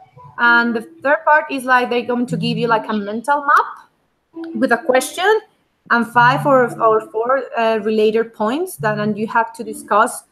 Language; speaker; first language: English; non-native, fluent; Spanish